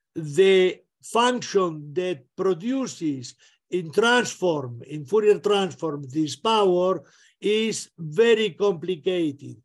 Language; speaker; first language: English; non-native, fluent; Spanish